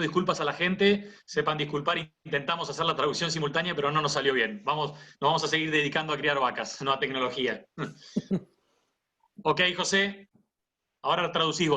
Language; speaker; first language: Spanish; native; Spanish